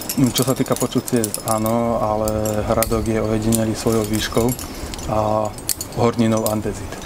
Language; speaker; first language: Slovak; native; Slovak